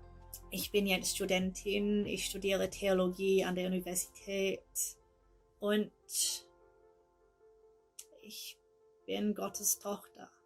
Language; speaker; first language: German; non-native, learner; English